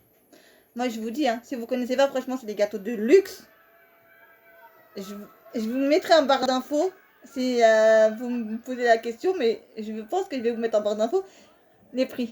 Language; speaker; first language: French; native; French